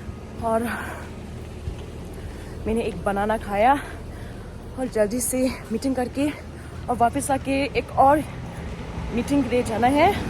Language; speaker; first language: Hindi; non-native, local second language; Tibetan